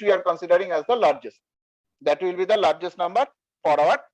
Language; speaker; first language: English; non-native, local second language; Bangla